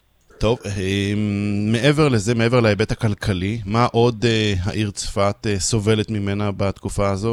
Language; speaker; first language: Hebrew; native; Hebrew